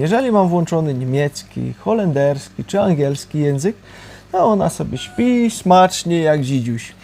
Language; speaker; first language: Polish; early bilingual, heritage; Polish